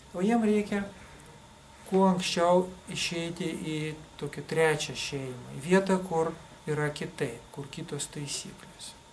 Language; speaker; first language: Lithuanian; non-native, local second language; Russian